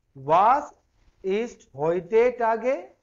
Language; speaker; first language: German; non-native, fluent; Hindi